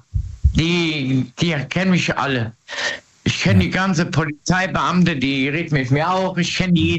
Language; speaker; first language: German; native; German